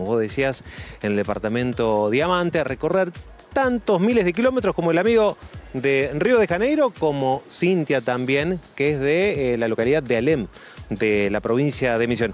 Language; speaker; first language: Spanish; native; Spanish